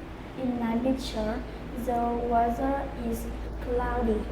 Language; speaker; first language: English; non-native, learner; Vietnamese